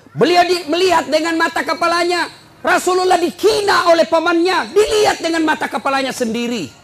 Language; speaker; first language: Indonesian; non-native, local second language; Buginese